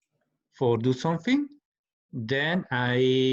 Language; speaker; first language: English; non-native, learner; Spanish